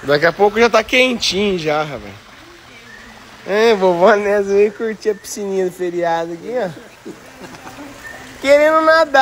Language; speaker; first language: Portuguese; native; Portuguese